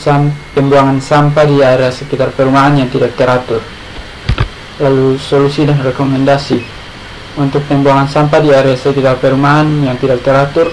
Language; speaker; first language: Indonesian; native; Indonesian